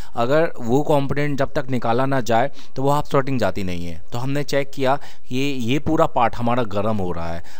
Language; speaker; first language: Hindi; native; Hindi